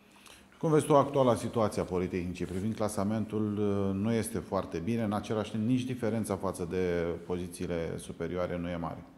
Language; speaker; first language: Romanian; native; Romanian